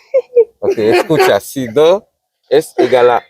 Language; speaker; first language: Spanish; non-native, fluent; Haitian Creole